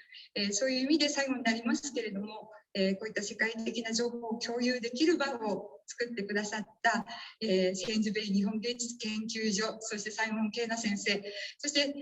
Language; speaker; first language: Japanese; native; Japanese